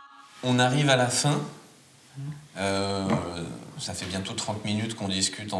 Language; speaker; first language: French; native; French